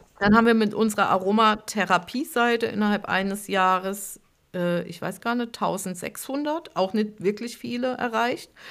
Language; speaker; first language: German; native; German